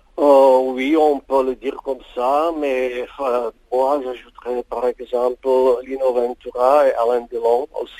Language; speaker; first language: French; non-native, fluent; Czech